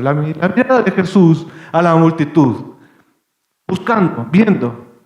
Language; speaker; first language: Spanish; native; Spanish